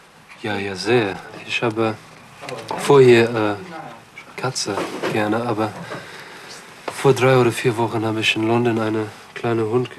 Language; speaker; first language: German; non-native, learner; English